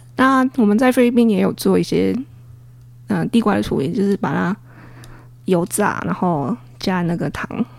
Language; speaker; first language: Chinese; early bilingual, heritage; Chinese